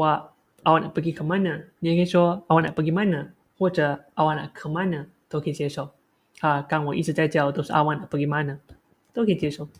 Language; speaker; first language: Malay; non-native, local second language; Chinese